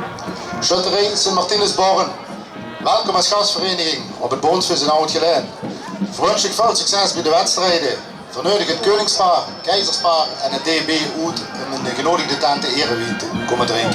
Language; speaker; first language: Dutch; native; Dutch